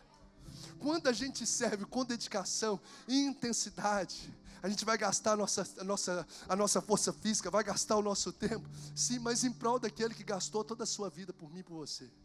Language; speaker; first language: Portuguese; native; Portuguese